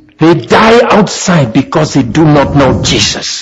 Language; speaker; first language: English; native; English